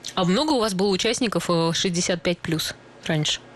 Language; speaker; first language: Russian; native; Russian